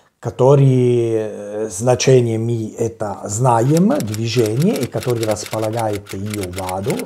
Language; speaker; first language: Russian; non-native, learner; Italian